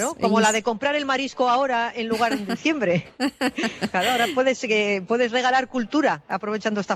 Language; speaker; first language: Spanish; native; Spanish